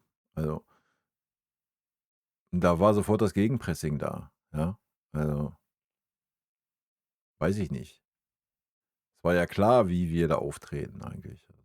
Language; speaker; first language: German; native; German